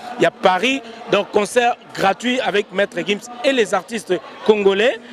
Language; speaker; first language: French; non-native, local second language; Lingala